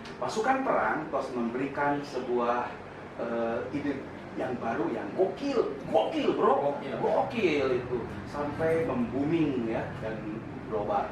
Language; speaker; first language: Indonesian; native; Indonesian